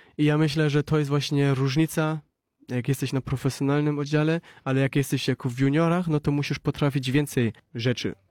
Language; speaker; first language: Polish; early bilingual, heritage; Polish